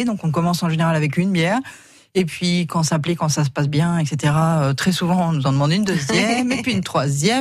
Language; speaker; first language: French; native; French